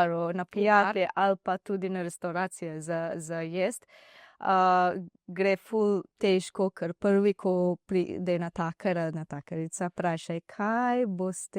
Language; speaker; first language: Slovenian; non-native, learner; Divehi